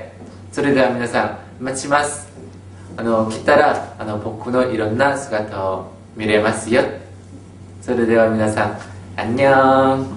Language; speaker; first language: Japanese; non-native, fluent; Korean